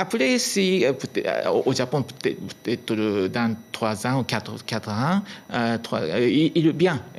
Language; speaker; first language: French; non-native, learner; Japanese